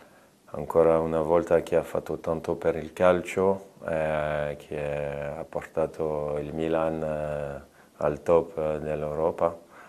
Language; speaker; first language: Italian; non-native, fluent; French